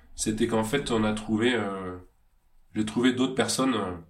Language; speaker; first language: French; native; French